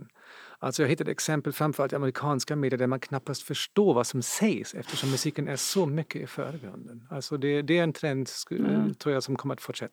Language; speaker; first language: Swedish; non-native, fluent; German